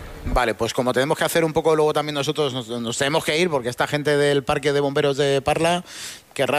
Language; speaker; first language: Spanish; native; Spanish